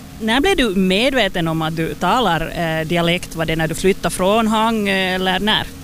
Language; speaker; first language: Swedish; native; Swedish